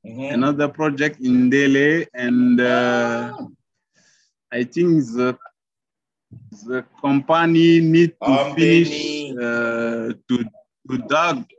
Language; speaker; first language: English; non-native, learner; French